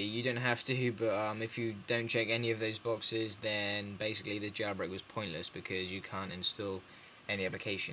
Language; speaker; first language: English; native; English